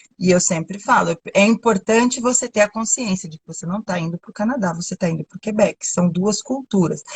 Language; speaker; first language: Portuguese; native; Portuguese